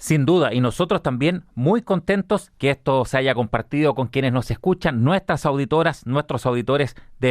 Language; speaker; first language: Spanish; native; Spanish